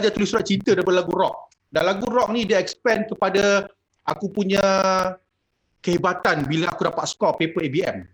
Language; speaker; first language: Malay; native; Malay